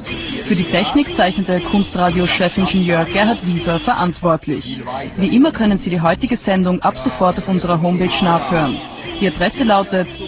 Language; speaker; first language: German; native; German